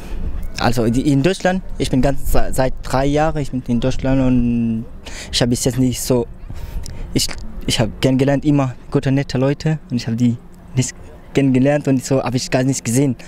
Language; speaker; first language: German; non-native, learner; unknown